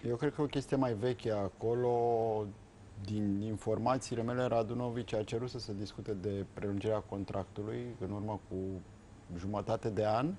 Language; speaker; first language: Romanian; native; Romanian